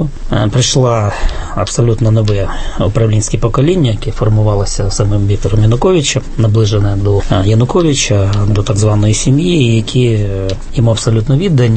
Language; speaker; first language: Ukrainian; native; Ukrainian